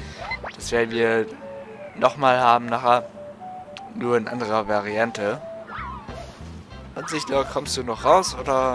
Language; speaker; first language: German; native; German